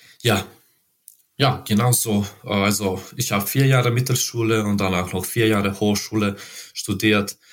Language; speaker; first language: German; non-native, learner; Serbian